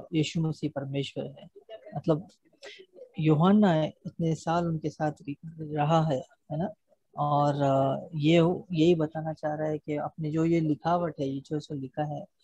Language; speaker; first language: Hindi; native; Hindi